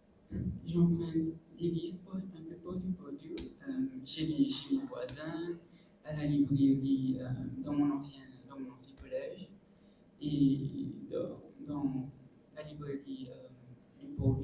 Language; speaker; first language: French; non-native, local second language; Morisyen